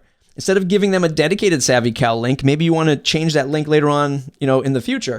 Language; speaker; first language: English; native; English